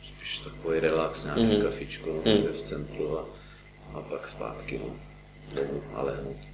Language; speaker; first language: Czech; non-native, fluent; Slovenian